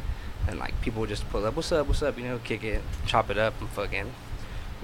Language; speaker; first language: English; native; English